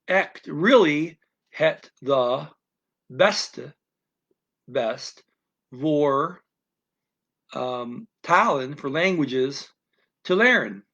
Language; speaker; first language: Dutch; non-native, learner; English